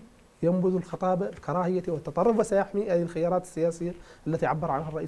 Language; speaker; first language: Arabic; native; Arabic